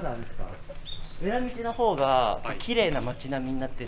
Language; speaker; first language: Japanese; native; Japanese